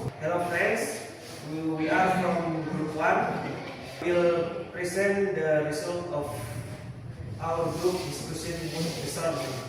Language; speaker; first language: English; non-native, learner; Indonesian